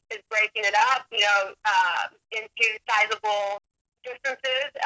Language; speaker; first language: English; native; English